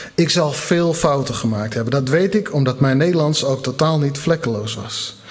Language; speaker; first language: Dutch; non-native, local second language; Western Frisian